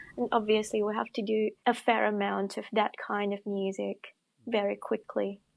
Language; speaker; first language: English; non-native, fluent; Indonesian